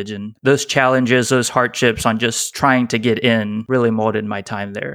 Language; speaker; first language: English; native; English